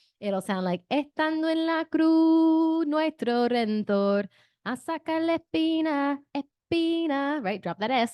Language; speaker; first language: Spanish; non-native, fluent; English